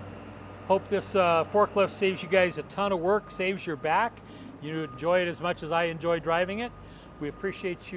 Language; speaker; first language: English; native; English